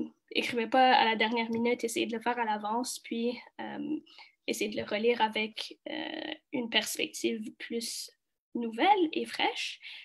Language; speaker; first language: French; early bilingual, other home language; Kinyarwanda